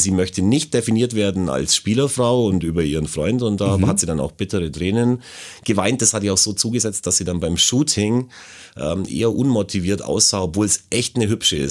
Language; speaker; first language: German; native; German